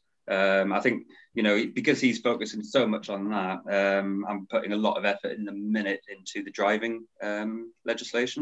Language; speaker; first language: English; native; English